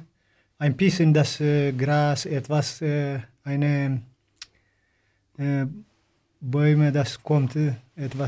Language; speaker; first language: German; non-native, learner; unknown